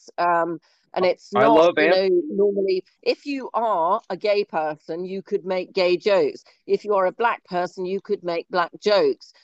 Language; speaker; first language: English; native; English